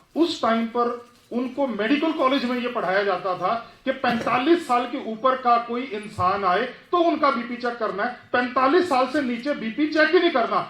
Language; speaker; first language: Hindi; non-native, local second language; Punjabi